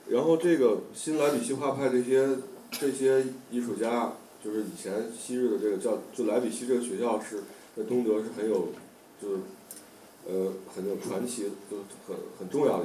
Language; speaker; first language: German; non-native, fluent; Chinese